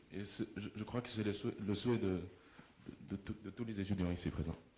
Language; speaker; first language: French; non-native, local second language; Arabic